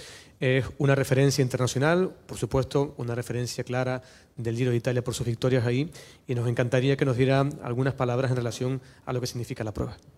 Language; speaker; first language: Spanish; native; Spanish